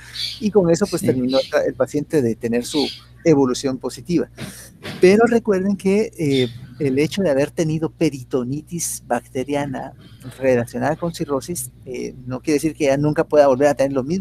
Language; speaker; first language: Spanish; native; Spanish